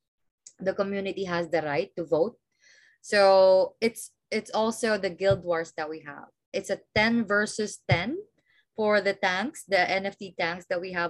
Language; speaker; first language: English; non-native, local second language; Filipino